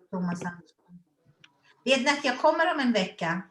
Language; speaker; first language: Swedish; non-native, learner; Hebrew